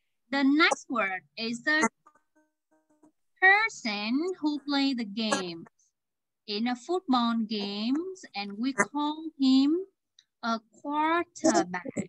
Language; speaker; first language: English; non-native, fluent; Vietnamese